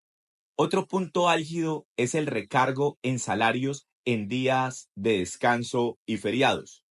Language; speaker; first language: Spanish; native; Spanish